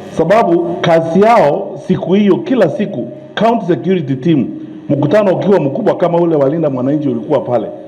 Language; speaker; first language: Swahili; non-native, local second language; Gusii